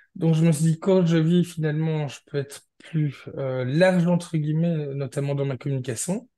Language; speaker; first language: French; native; French